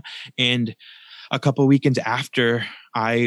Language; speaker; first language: English; early bilingual, other home language; Spanish